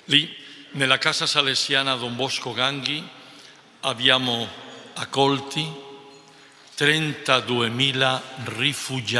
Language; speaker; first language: Italian; non-native, fluent; Spanish